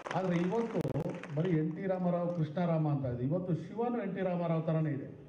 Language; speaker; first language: Kannada; non-native, local second language; Telugu